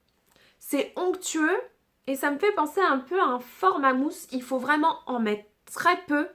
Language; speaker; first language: French; native; French